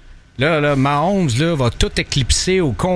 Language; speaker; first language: French; native; French